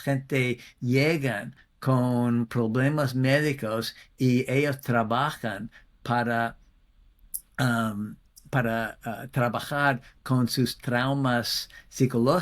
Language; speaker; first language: Spanish; non-native, fluent; English